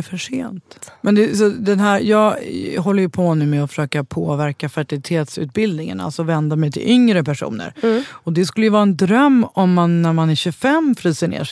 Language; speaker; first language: Swedish; native; Swedish